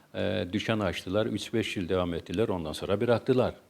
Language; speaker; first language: Turkish; native; Turkish